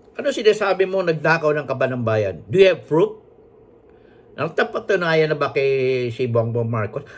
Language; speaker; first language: Filipino; non-native, local second language; Hiligaynon